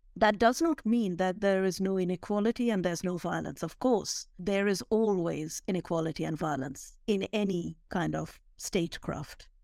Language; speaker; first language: English; non-native, local second language; Bangla